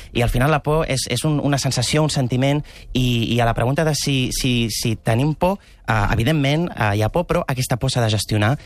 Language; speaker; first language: Catalan; early bilingual, other home language; Arabic